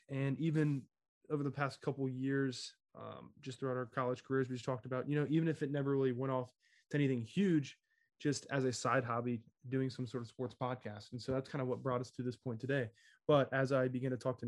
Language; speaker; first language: English; native; English